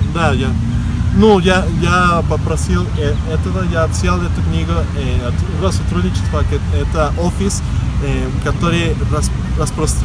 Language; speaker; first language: Russian; non-native, learner; Spanish